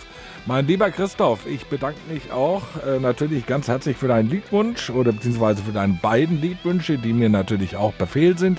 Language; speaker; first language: German; native; German